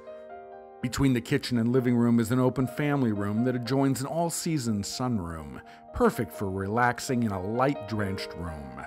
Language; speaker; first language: English; native; English